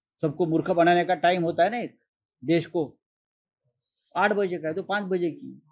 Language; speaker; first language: Hindi; non-native, local second language; Marathi